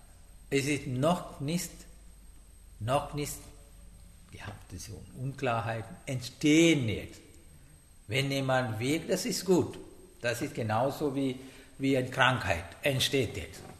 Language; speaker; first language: German; non-native, learner; Sinhala